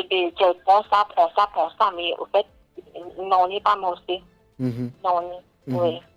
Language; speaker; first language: French; non-native, local second language; Morisyen